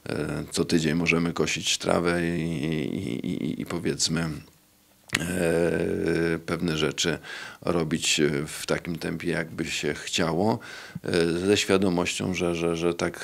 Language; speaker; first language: Polish; native; Polish